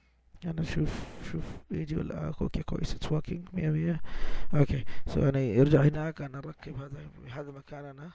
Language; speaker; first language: Arabic; non-native, learner; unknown